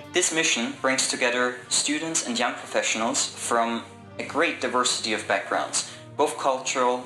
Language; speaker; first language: English; non-native, fluent; German